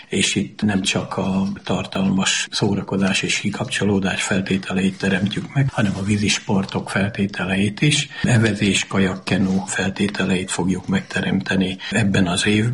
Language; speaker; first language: Hungarian; native; Hungarian